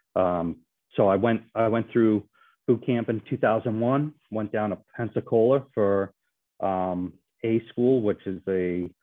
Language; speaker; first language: English; native; English